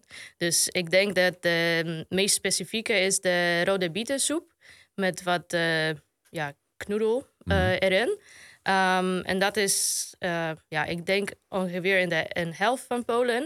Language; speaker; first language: Dutch; non-native, fluent; Polish